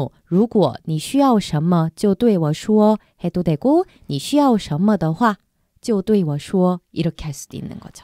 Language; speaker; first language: Chinese; non-native, fluent; Korean